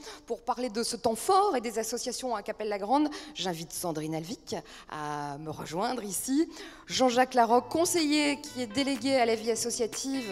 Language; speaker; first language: French; native; French